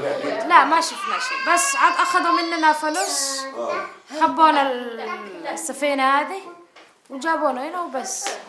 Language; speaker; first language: Arabic; non-native, local second language; Somali